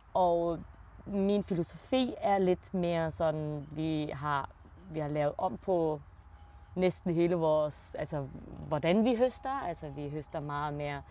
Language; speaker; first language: Danish; early bilingual, heritage; German